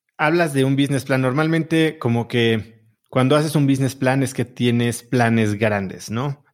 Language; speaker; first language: Spanish; native; Spanish